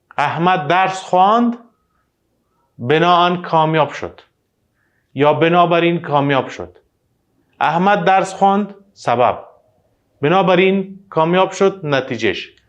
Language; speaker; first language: Persian; native; Persian